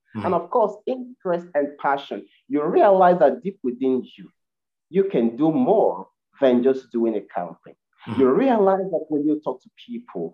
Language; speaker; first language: English; non-native, local second language; Igbo